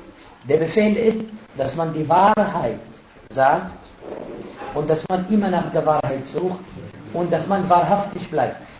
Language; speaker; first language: German; non-native, fluent; Arabic